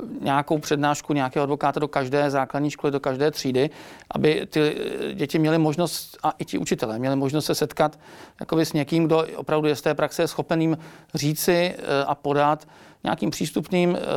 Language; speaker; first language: Czech; native; Czech